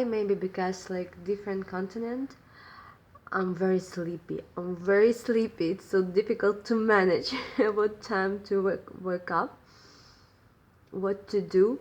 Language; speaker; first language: English; non-native, learner; Russian